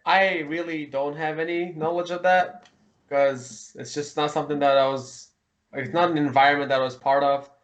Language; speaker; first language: English; early bilingual, heritage; Mongolian